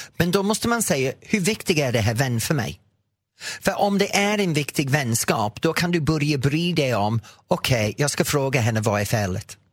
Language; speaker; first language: Swedish; non-native, fluent; English